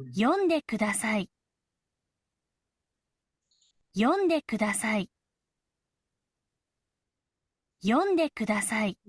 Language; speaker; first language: Japanese; non-native, learner; Filipino